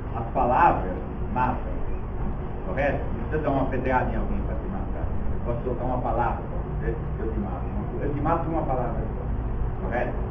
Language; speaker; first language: Portuguese; early bilingual, other home language; Yiddish